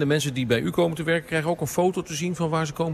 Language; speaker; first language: Dutch; native; Dutch